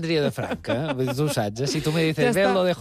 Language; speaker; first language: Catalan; native; Catalan